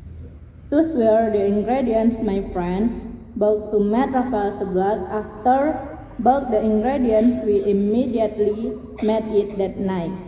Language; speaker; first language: English; non-native, learner; Indonesian